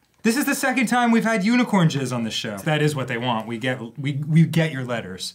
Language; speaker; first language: English; native; English